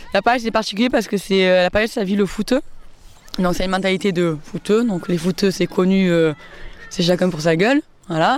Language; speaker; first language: French; native; French